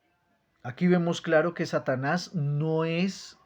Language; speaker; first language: Spanish; native; Spanish